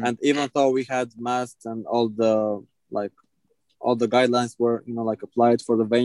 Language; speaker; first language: English; non-native, fluent; Albanian